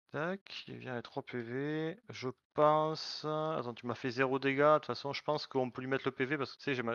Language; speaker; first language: French; native; French